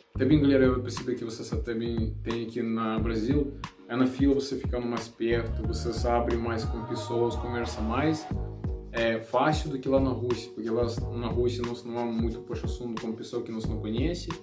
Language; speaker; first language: Portuguese; non-native, learner; Russian